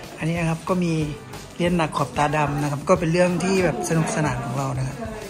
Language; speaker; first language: Thai; native; Thai